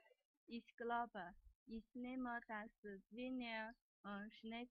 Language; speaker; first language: German; non-native, learner; Chinese